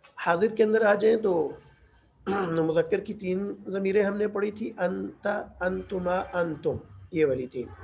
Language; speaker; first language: Urdu; native; Urdu